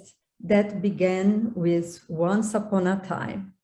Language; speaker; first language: English; non-native, learner; Portuguese